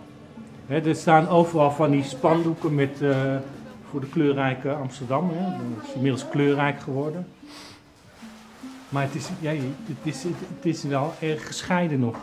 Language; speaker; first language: Dutch; native; Dutch